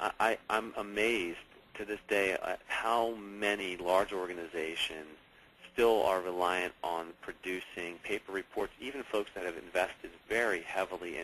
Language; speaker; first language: English; native; English